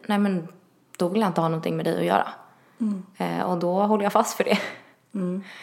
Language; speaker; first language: Swedish; early bilingual, other home language; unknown